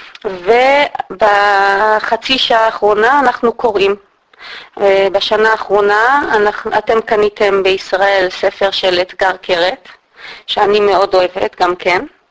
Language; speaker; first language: Hebrew; native; Hebrew